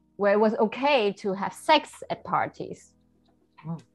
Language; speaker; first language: English; early bilingual, heritage; Chinese